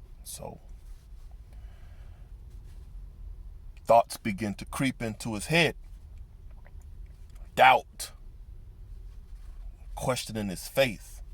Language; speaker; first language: English; native; English